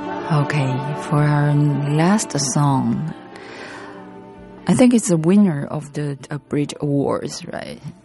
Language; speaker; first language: English; non-native, learner; Chinese